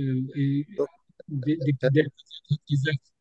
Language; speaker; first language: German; non-native, learner; Turkish